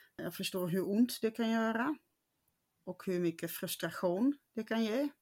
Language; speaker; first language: Swedish; non-native, fluent; Dutch